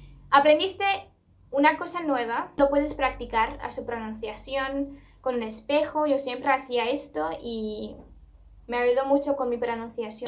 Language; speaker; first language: Spanish; non-native, fluent; Turkish